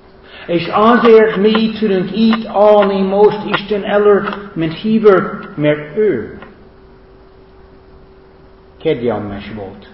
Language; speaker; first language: Hungarian; non-native, fluent; English